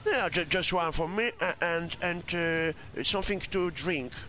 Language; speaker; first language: English; non-native, learner; Polish